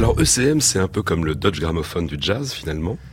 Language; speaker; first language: French; native; French